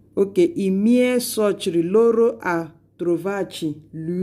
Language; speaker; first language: Italian; non-native, learner; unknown